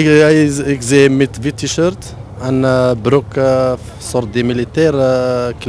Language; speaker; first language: Dutch; non-native, learner; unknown